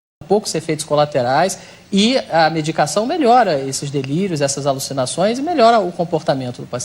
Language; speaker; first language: Portuguese; native; Portuguese